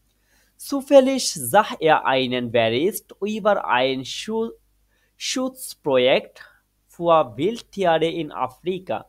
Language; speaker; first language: German; non-native, fluent; Bangla